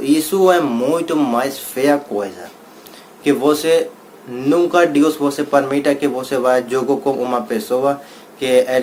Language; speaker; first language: Portuguese; non-native, learner; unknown